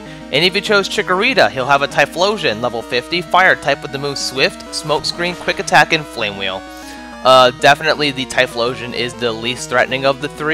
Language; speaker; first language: English; native; English